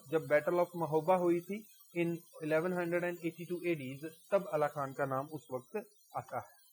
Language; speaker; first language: Hindi; non-native, local second language; Punjabi